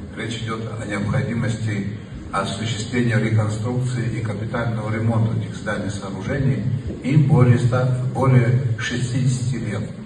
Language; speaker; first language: Russian; non-native, local second language; Abkhazian